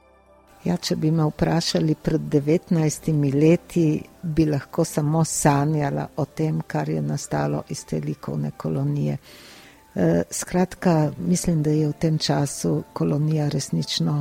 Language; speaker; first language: Slovenian; native; Slovenian